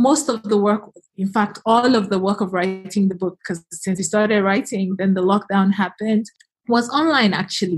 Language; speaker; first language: English; non-native, local second language; Igbo